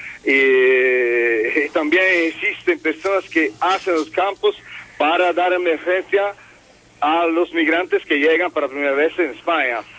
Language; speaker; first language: Spanish; non-native, learner; Portuguese